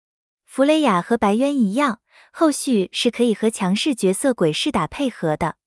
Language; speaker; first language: Chinese; native; Chinese